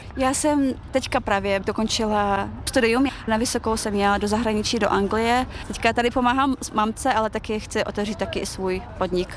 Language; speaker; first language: Czech; early bilingual, other home language; Chechen